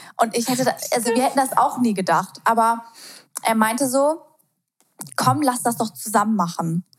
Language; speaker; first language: German; native; German